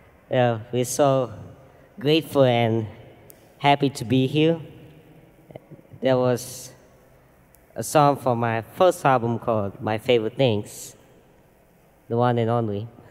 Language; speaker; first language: English; early bilingual, other home language; Indonesian